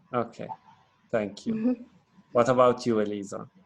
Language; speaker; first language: English; non-native, fluent; Italian